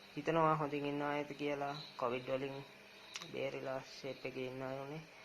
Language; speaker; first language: Sinhala; native; Sinhala